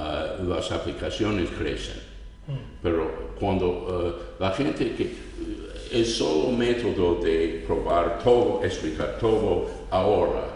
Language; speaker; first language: Spanish; non-native, fluent; English